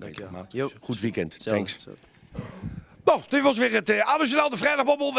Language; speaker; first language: Dutch; native; Dutch